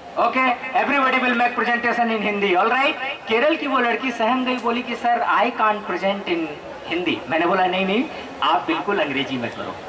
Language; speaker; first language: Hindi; non-native, local second language; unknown